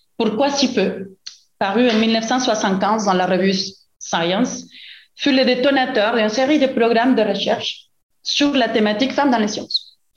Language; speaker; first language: French; non-native, fluent; Spanish